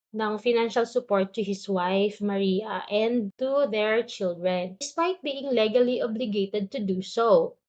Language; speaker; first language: English; non-native, local second language; Filipino